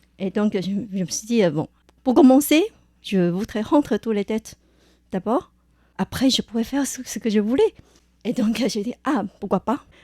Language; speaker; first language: French; non-native, fluent; Chinese